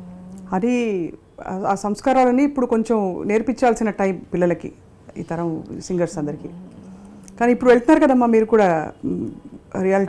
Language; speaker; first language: Telugu; native; Telugu